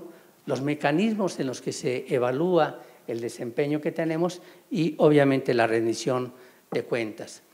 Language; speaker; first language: Spanish; native; Spanish